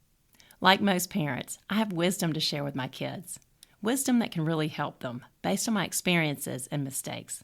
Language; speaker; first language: English; native; English